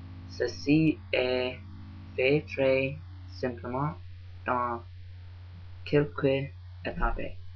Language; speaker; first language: French; non-native, learner; English